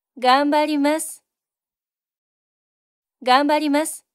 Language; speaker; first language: Japanese; native; Japanese